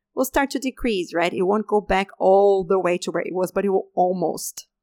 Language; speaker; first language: English; non-native, fluent; Portuguese